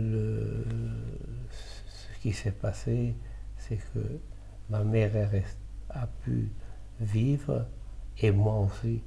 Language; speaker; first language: French; early bilingual, other home language; Italian